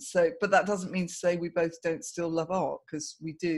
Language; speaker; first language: English; native; English